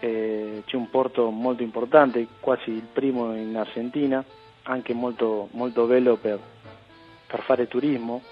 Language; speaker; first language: Italian; early bilingual, heritage; Spanish